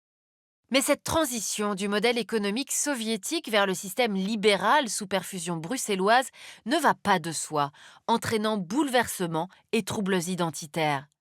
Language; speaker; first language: French; native; French